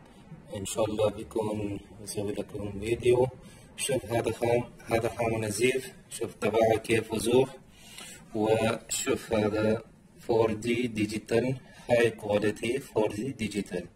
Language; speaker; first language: Arabic; non-native, learner; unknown